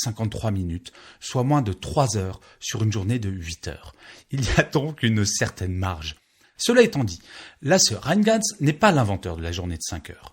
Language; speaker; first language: French; native; French